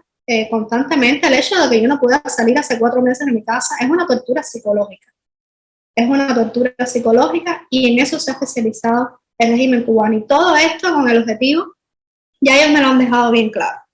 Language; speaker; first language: Spanish; native; Spanish